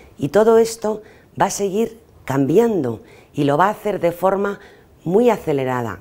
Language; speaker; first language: Spanish; native; Spanish